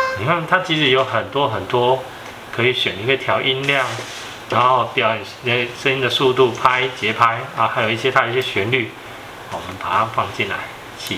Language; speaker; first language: Chinese; native; Chinese